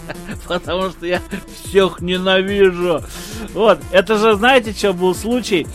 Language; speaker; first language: Russian; native; Russian